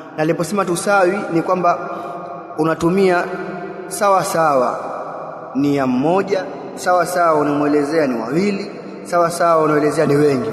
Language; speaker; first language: Swahili; native; Swahili